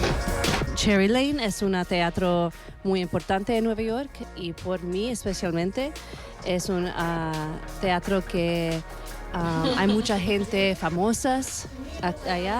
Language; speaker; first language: Spanish; early bilingual, heritage; Spanish